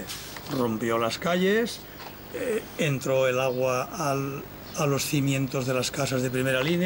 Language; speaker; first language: Spanish; native; Spanish